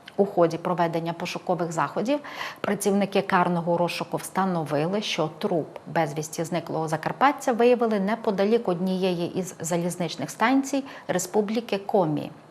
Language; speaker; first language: Ukrainian; native; Ukrainian